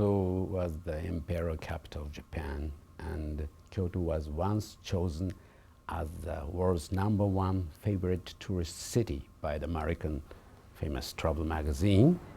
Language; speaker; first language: English; non-native, fluent; Japanese